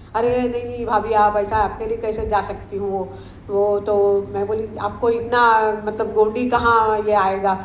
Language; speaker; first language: Hindi; non-native, local second language; Marathi